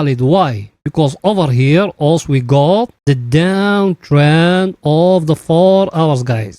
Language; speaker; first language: English; non-native, fluent; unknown